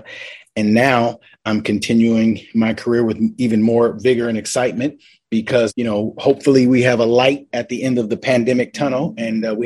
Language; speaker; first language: English; native; English